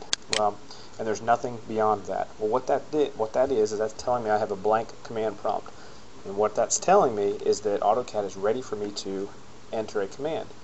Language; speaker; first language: English; native; English